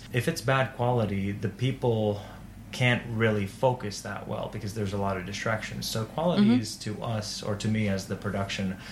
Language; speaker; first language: English; non-native, fluent; Finnish